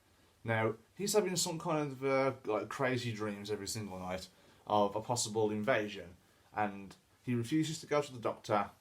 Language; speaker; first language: English; native; English